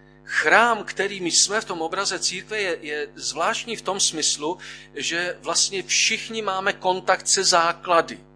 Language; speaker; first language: Czech; native; Czech